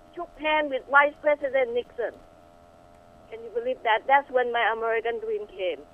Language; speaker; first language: English; non-native, fluent; Thai